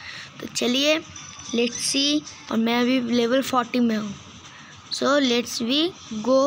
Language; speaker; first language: Hindi; non-native, local second language; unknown